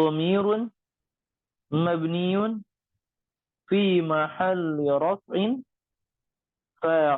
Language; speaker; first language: Arabic; non-native, fluent; Indonesian